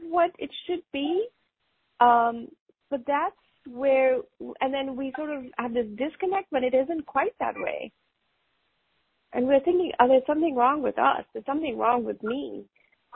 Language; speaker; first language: English; non-native, local second language; Hindi